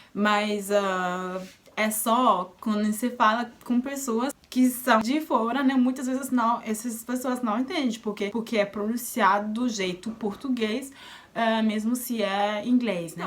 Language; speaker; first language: Portuguese; non-native, fluent; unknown